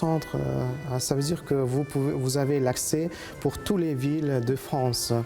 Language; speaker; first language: French; non-native, fluent; Uzbek